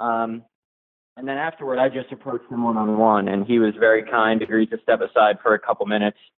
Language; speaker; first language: English; native; English